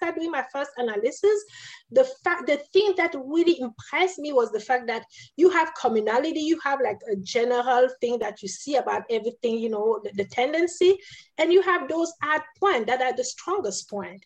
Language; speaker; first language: English; non-native, local second language; French